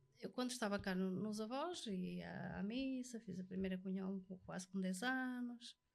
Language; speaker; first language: Portuguese; native; Portuguese